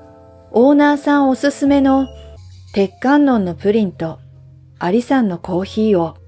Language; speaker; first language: Japanese; native; Japanese